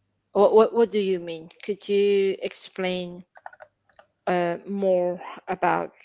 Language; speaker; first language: English; non-native, fluent; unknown